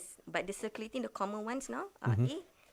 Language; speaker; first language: English; non-native, local second language; Malay